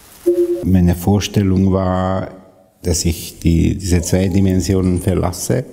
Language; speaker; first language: German; non-native, fluent; Hungarian